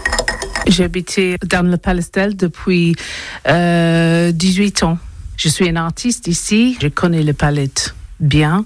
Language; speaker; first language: French; non-native, learner; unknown